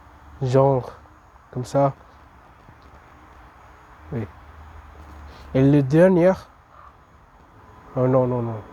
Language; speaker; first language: French; non-native, learner; English